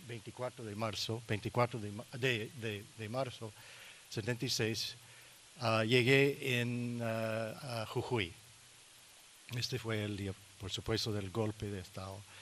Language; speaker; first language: Spanish; non-native, learner; English